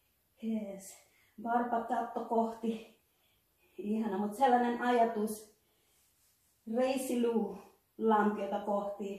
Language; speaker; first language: Finnish; non-native, learner; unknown